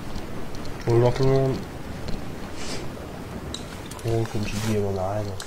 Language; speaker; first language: French; native; French